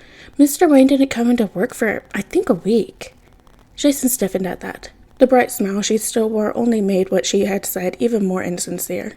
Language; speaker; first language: English; native; English